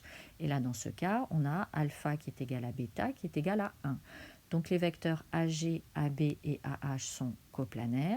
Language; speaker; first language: French; native; French